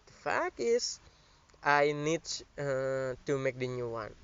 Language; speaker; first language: English; non-native, learner; Indonesian